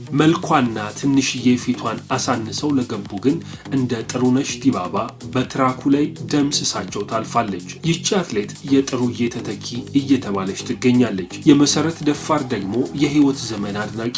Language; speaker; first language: Amharic; native; Amharic